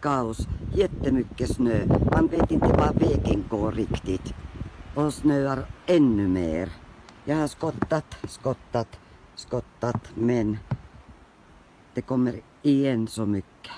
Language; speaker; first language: Swedish; non-native, fluent; Finnish